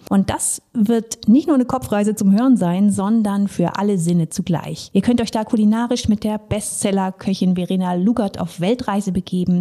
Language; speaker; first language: German; native; German